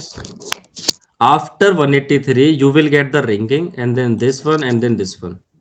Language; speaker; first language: English; non-native, local second language; Hindi